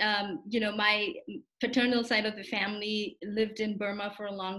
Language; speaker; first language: English; non-native, local second language; Telugu